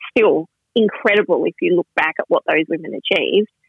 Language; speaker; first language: English; native; English